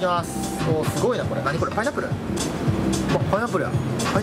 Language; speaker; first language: Japanese; native; Japanese